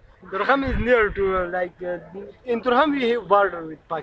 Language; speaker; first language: English; non-native, learner; Pashto